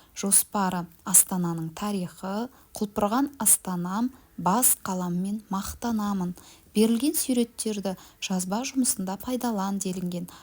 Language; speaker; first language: Kazakh; native; Kazakh